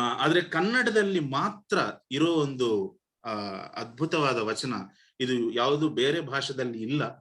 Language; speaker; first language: Kannada; non-native, fluent; Telugu